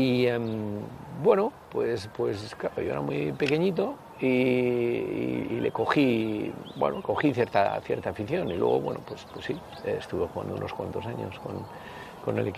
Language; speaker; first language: Spanish; native; Spanish